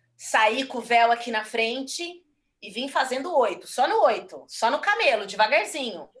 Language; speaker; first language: Portuguese; native; Portuguese